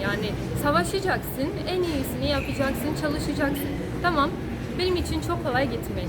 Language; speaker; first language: Turkish; non-native, fluent; Portuguese